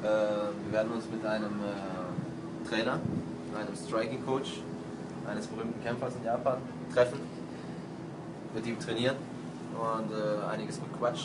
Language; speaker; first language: German; native; German